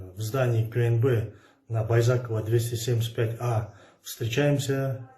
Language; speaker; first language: Russian; non-native, local second language; Kazakh